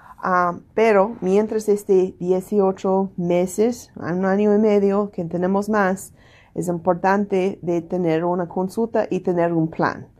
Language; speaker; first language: Spanish; non-native, learner; English